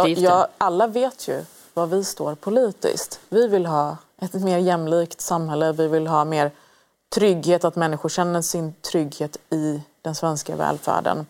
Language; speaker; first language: Swedish; early bilingual, other home language; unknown